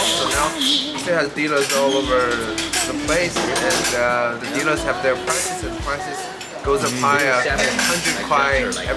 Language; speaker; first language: English; non-native, fluent; Chinese